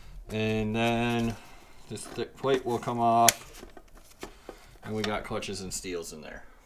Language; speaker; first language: English; native; English